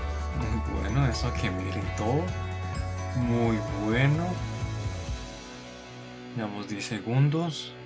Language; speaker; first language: Spanish; native; Spanish